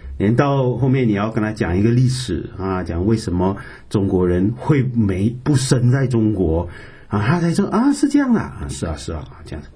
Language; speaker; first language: Chinese; native; Chinese